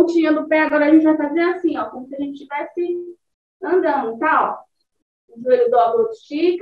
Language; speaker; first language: Portuguese; native; Portuguese